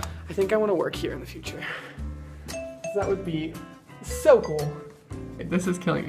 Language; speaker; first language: English; native; English